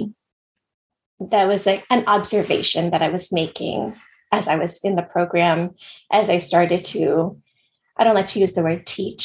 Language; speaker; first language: English; native; English